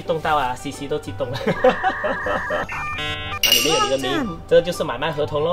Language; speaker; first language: Chinese; native; Chinese